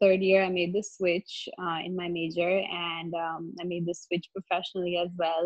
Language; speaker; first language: English; non-native, local second language; Hindi